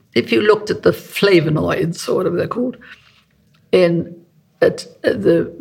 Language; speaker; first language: English; native; English